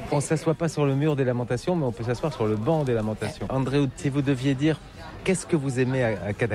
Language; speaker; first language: French; native; French